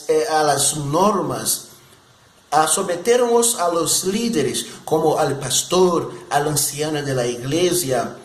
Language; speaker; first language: Spanish; non-native, fluent; Portuguese